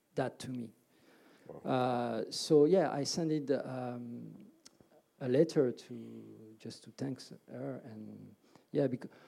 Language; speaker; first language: English; early bilingual, other home language; French